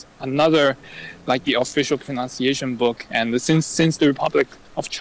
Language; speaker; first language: English; non-native, fluent; Chinese